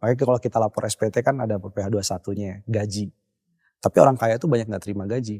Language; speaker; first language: Indonesian; native; Indonesian